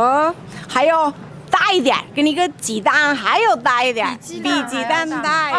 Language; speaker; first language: Chinese; non-native, learner; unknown